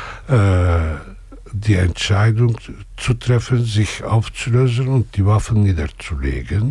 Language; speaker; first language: German; non-native, fluent; Kurdish